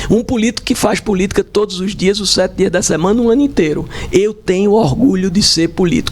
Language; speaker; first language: Portuguese; native; Portuguese